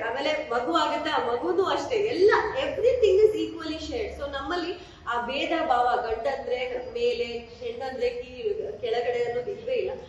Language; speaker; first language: Kannada; non-native, local second language; Kodava